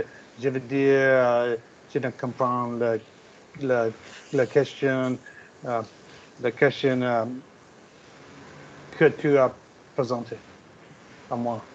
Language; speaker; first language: French; non-native, learner; English